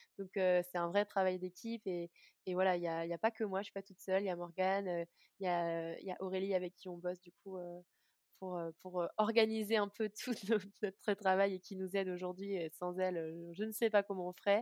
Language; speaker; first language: French; native; French